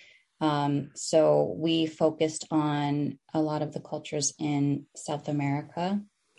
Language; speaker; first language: English; early bilingual, other home language; Filipino